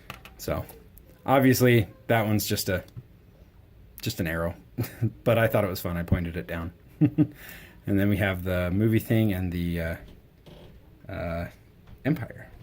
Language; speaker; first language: English; native; English